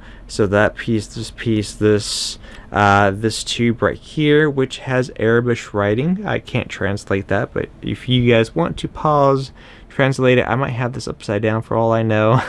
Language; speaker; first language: English; native; English